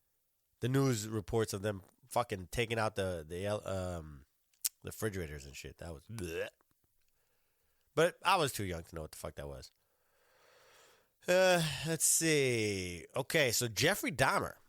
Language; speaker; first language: English; native; English